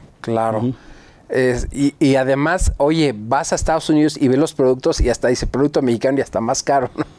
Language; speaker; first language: Spanish; native; Spanish